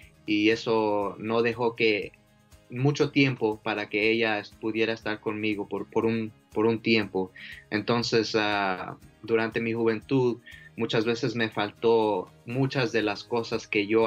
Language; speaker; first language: Spanish; early bilingual, heritage; Spanish